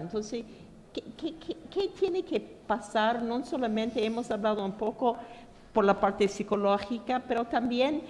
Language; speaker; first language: Spanish; non-native, fluent; English